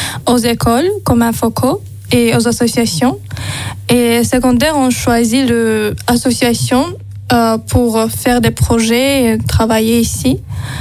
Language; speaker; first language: French; non-native, learner; Azerbaijani